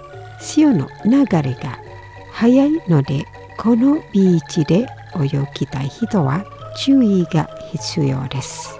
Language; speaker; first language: Japanese; non-native, fluent; Indonesian